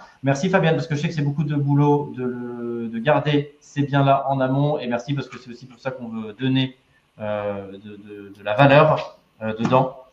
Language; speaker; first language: French; native; French